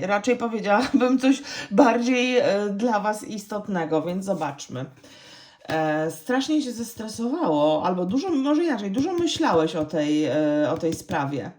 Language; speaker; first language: Polish; native; Polish